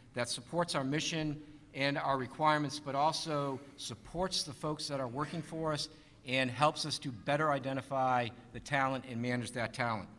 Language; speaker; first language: English; native; English